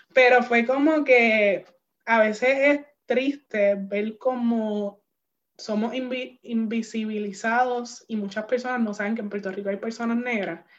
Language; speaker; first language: Spanish; native; Spanish